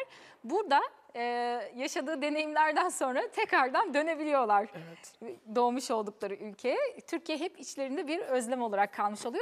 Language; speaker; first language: Turkish; native; Turkish